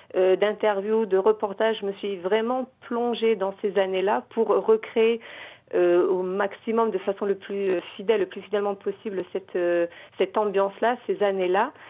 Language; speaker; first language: French; native; French